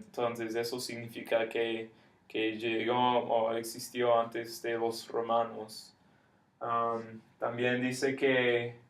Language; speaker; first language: Spanish; non-native, fluent; English